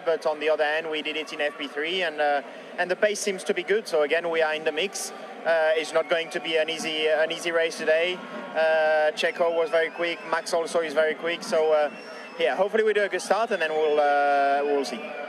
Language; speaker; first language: English; non-native, fluent; French